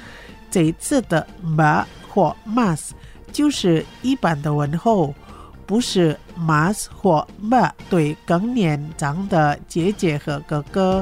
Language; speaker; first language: Chinese; non-native, fluent; Indonesian